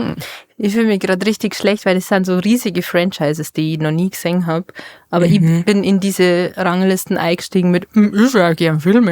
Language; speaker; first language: German; native; German